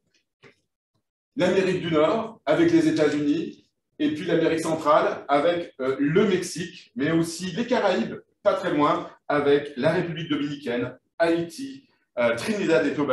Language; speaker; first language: French; native; French